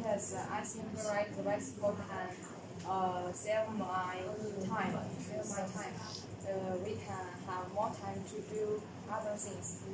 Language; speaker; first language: English; non-native, learner; Chinese